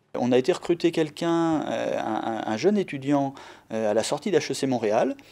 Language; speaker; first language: French; native; French